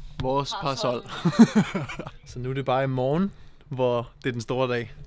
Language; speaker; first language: Danish; native; Danish